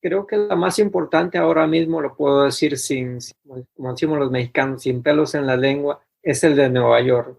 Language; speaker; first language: Spanish; native; Spanish